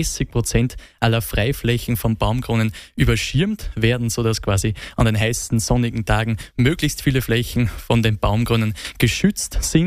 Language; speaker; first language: German; native; German